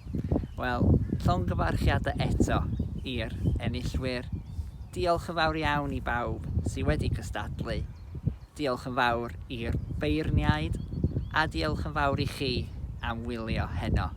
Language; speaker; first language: Welsh; native; Welsh